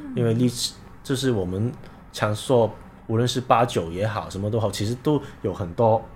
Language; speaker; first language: Chinese; non-native, local second language; Cantonese